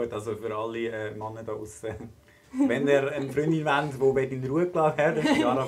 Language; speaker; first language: German; native; German